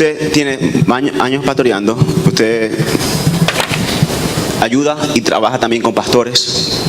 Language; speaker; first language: Spanish; native; Spanish